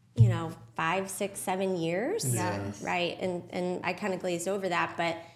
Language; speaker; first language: English; native; English